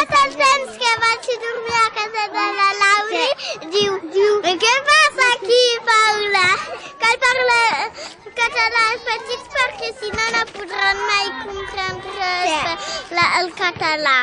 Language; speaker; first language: Catalan; non-native, local second language; French